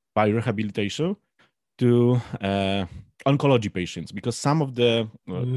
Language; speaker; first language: English; non-native, fluent; Polish